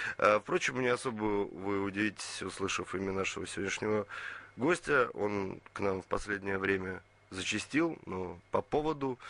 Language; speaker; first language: Russian; native; Russian